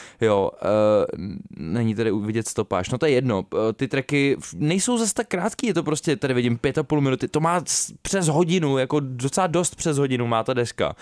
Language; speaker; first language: Czech; native; Czech